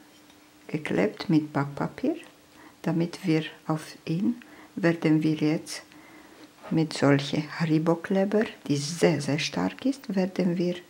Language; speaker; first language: German; non-native, fluent; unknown